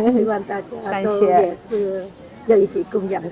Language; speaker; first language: Chinese; non-native, learner; Vietnamese